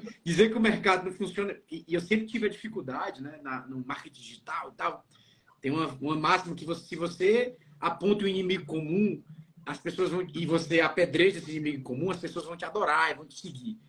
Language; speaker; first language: Portuguese; native; Portuguese